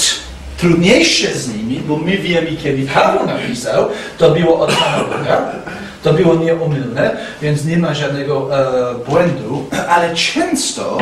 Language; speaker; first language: Polish; non-native, fluent; English